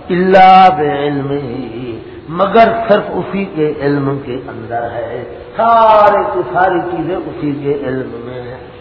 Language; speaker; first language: Urdu; non-native, local second language; Punjabi